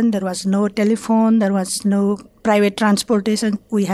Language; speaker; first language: English; non-native, fluent; Nepali